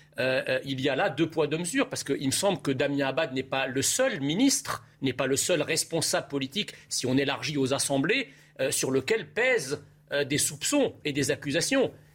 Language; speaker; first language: French; early bilingual, other home language; Arabic